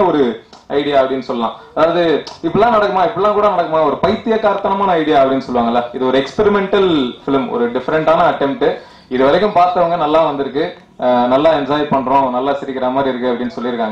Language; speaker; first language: Tamil; native; Tamil